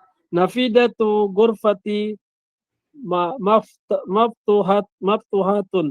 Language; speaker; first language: Arabic; non-native, learner; Filipino